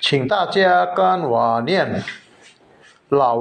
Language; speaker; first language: Chinese; non-native, fluent; Bangla